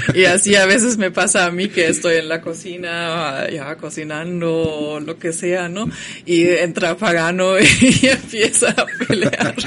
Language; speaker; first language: Spanish; non-native, fluent; German